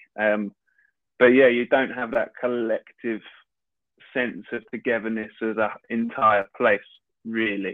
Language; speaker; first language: English; native; English